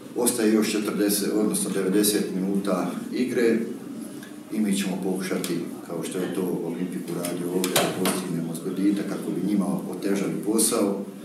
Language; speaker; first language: Croatian; native; Croatian